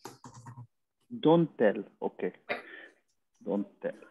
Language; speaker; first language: French; non-native, learner; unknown